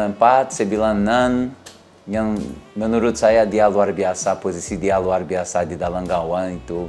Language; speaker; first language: Indonesian; non-native, learner; Portuguese